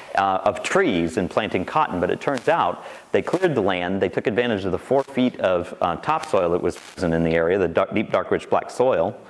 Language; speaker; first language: English; native; English